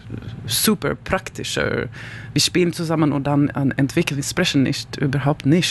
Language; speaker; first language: German; non-native, learner; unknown